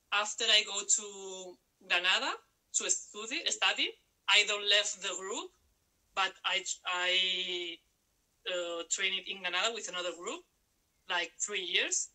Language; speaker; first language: English; non-native, learner; Spanish